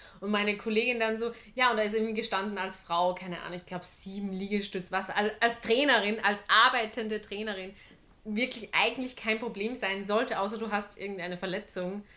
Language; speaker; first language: German; native; German